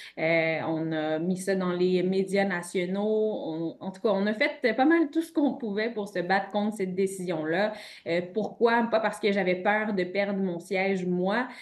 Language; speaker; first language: French; native; French